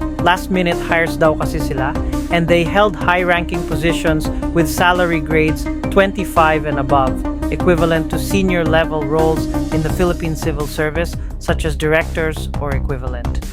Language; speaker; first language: English; non-native, local second language; Filipino